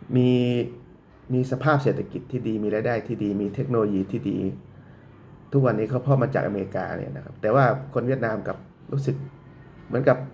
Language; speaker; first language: Thai; native; Thai